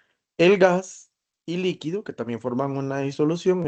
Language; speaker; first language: Spanish; native; Spanish